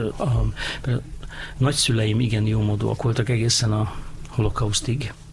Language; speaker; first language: Hungarian; native; Hungarian